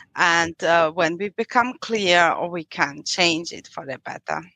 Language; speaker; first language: English; non-native, fluent; German